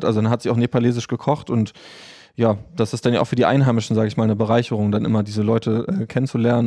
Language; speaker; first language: German; native; German